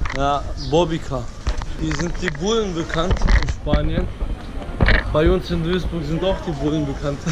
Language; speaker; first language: German; early bilingual, other home language; Turkish